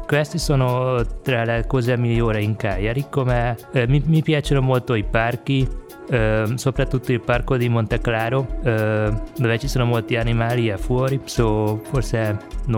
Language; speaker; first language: Italian; non-native, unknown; Hungarian